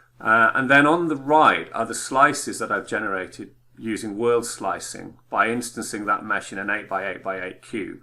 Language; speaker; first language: English; native; English